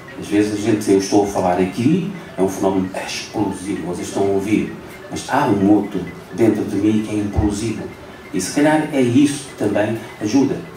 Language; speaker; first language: Portuguese; non-native, local second language; Upper Guinea Crioulo